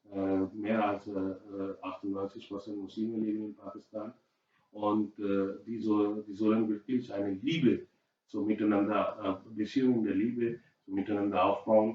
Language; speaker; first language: German; non-native, learner; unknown